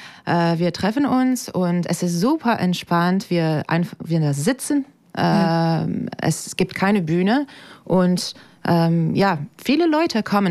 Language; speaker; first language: German; non-native, learner; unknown